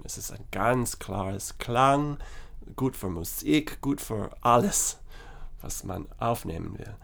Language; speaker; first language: German; non-native, learner; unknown